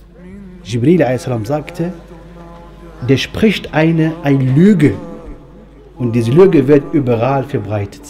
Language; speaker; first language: German; non-native, fluent; Arabic